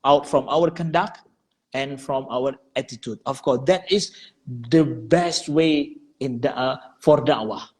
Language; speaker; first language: English; non-native, learner; Indonesian